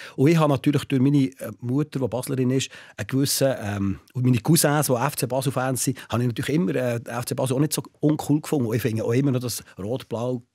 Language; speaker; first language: German; native; German